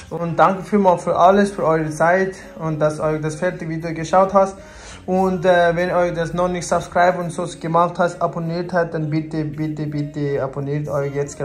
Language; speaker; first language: German; non-native, learner; Tibetan